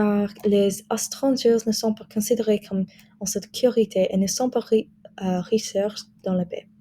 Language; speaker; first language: French; non-native, learner; English